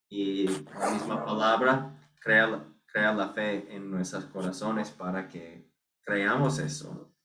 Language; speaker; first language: Spanish; non-native, fluent; English